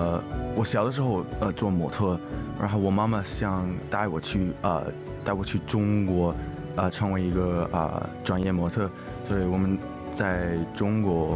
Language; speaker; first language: Chinese; early bilingual, heritage; English